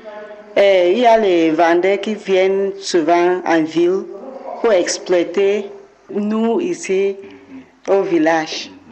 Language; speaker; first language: French; non-native, local second language; English